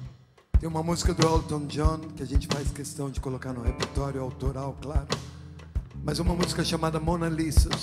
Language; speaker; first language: Portuguese; non-native, fluent; English